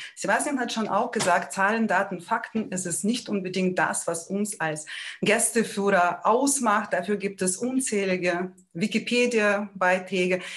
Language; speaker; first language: German; non-native, fluent; Ukrainian